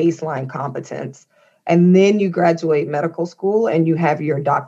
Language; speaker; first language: English; native; English